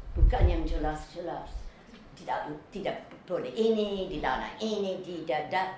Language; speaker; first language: Indonesian; non-native, fluent; English